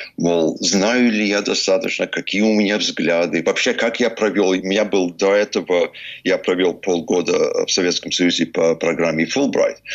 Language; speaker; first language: Russian; non-native, fluent; English